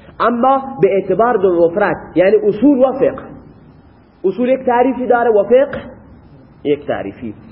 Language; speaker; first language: Persian; non-native, local second language; Baluchi